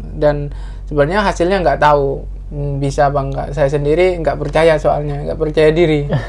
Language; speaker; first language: Indonesian; non-native, local second language; Madurese